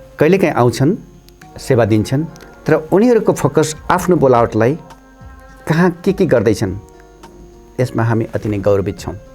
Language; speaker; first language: Nepali; native; Nepali